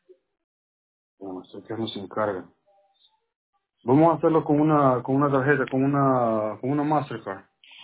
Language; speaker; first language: Spanish; native; Spanish